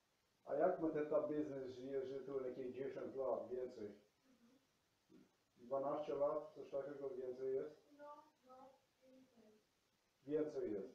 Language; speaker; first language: Polish; non-native, learner; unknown